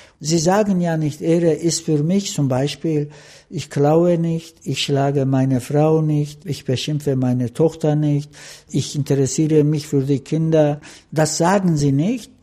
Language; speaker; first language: German; non-native, fluent; Turkish